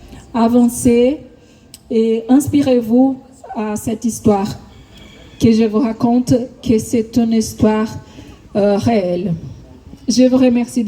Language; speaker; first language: French; non-native, fluent; Portuguese